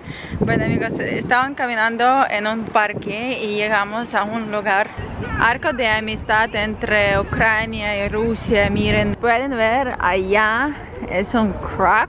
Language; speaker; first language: Spanish; non-native, fluent; Ukrainian